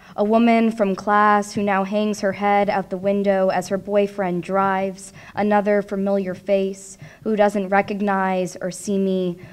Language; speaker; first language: English; native; English